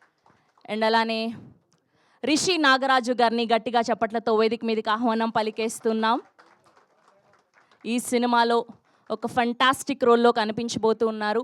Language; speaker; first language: Telugu; native; Telugu